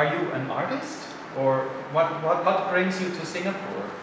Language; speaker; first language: English; non-native, learner; Thai